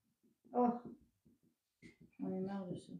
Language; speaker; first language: French; native; French